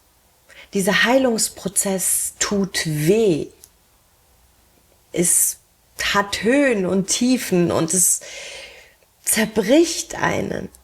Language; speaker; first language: German; early bilingual, heritage; German